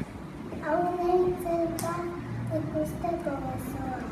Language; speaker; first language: Basque; non-native, local second language; Spanish